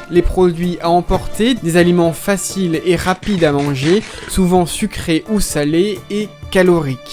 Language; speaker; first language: French; native; French